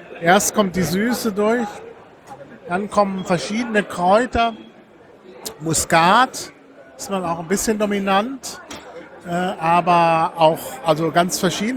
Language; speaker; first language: German; native; German